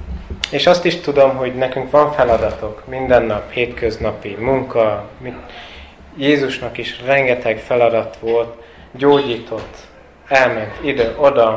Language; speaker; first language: Hungarian; non-native, fluent; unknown